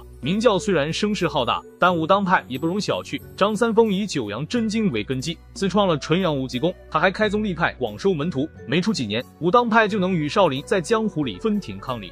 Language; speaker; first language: Chinese; native; Chinese